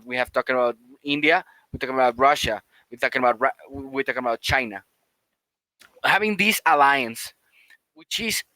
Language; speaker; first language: English; non-native, fluent; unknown